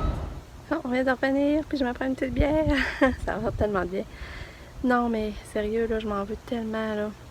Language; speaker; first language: French; native; French